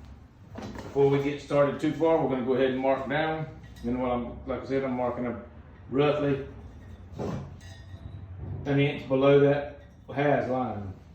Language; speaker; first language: English; native; English